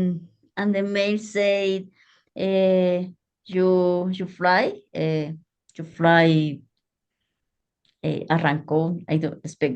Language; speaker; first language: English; non-native, learner; Spanish